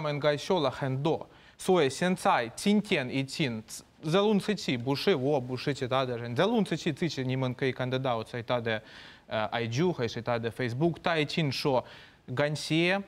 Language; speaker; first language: Chinese; non-native, fluent; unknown